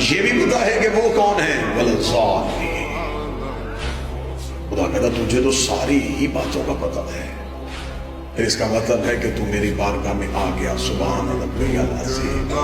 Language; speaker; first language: Urdu; native; Urdu